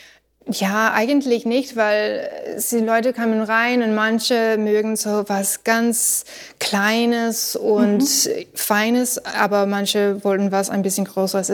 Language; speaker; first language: German; non-native, learner; English